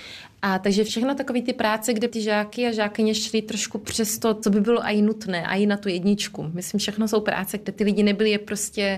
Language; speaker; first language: Czech; early bilingual, heritage; Czech